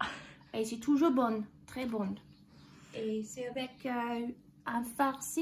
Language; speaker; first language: French; non-native, learner; English